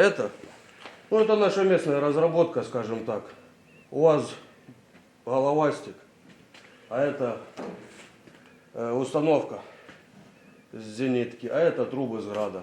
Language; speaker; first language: Russian; native; Russian